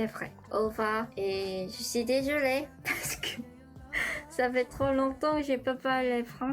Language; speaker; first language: French; non-native, learner; Korean